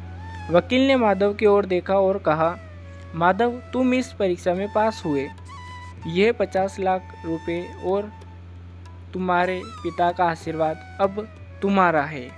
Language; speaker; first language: Hindi; native; Hindi